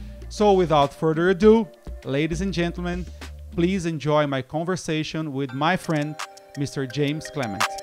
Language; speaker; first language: English; non-native, fluent; Portuguese